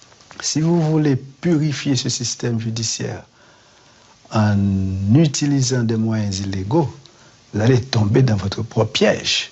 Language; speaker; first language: French; non-native, local second language; Haitian Creole